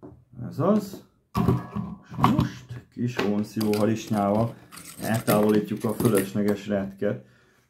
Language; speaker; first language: Hungarian; native; Hungarian